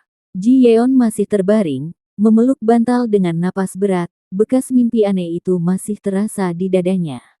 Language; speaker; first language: Indonesian; native; Indonesian